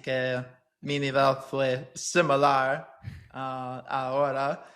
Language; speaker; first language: Spanish; non-native, learner; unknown